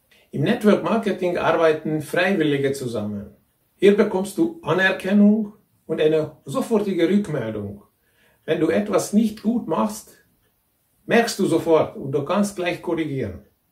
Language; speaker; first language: German; non-native, fluent; Hungarian